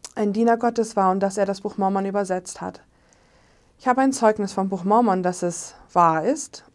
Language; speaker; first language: German; native; German